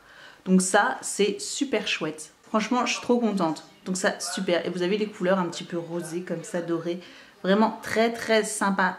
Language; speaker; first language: French; native; French